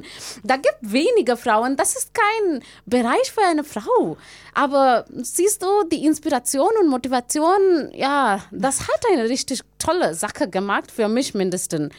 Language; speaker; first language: German; non-native, learner; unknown